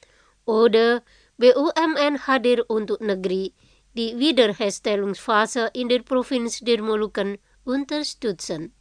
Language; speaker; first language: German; non-native, fluent; Indonesian